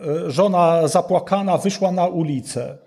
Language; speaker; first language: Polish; non-native, learner; Russian